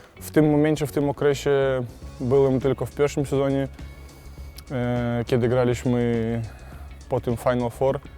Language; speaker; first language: Polish; non-native, fluent; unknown